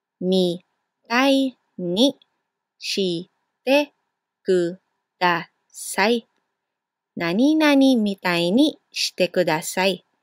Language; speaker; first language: Japanese; non-native, fluent; Burmese